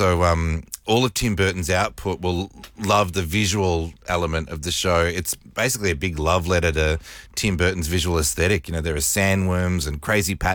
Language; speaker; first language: English; native; English